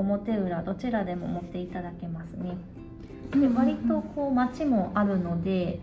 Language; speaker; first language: Japanese; native; Japanese